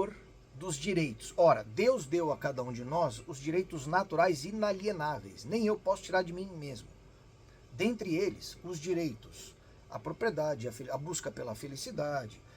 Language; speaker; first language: Portuguese; native; Portuguese